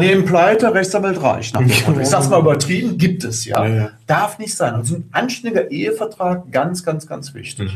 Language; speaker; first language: German; native; German